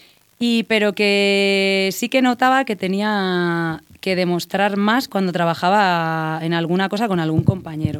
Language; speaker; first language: Spanish; native; Spanish